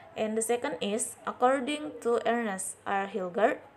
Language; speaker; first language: English; non-native, learner; Indonesian